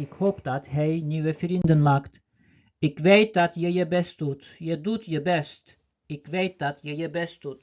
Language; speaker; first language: Dutch; non-native, learner; Turkish